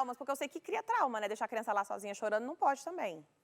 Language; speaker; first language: Portuguese; native; Portuguese